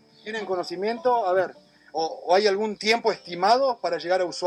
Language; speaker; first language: Spanish; native; Spanish